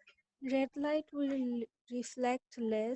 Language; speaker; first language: English; non-native, local second language; Bangla